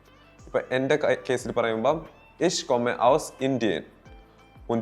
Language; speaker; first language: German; non-native, fluent; Malayalam